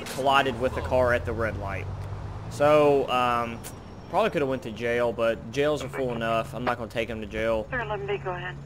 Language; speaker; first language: English; native; English